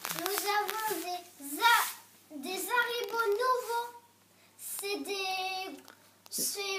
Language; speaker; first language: French; non-native, learner; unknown